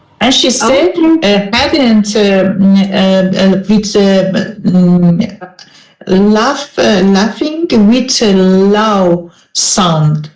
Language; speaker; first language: English; non-native, learner; Persian